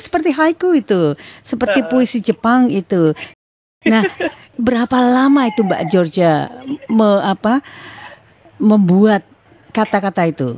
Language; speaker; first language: Indonesian; native; Indonesian